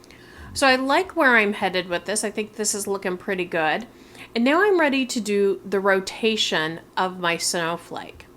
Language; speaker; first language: English; native; English